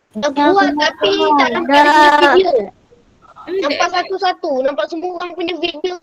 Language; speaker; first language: Malay; native; Malay